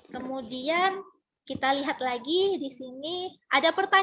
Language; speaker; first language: Indonesian; non-native, fluent; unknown